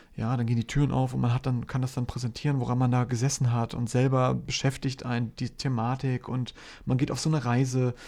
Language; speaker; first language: German; early bilingual, other home language; Polish